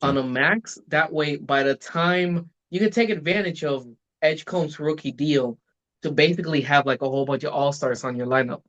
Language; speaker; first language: English; native; English